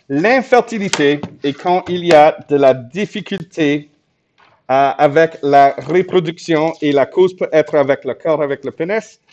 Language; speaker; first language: French; non-native, fluent; English